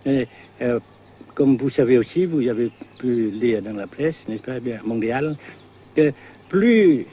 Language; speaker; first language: French; non-native, local second language; Vietnamese